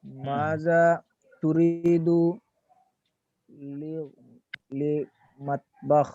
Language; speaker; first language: Arabic; non-native, learner; Urdu